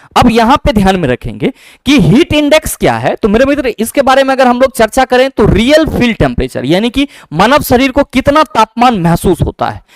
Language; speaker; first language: Hindi; native; Hindi